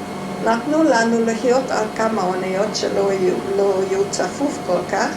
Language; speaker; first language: Hebrew; non-native, fluent; Hungarian